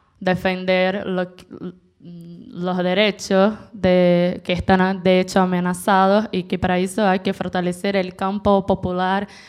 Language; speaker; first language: Spanish; non-native, fluent; Portuguese